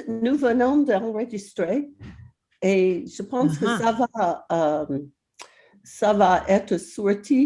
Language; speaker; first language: French; non-native, fluent; English